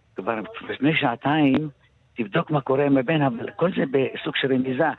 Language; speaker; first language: Hebrew; early bilingual, other home language; Arabic